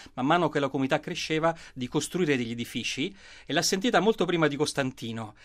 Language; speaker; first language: Italian; native; Italian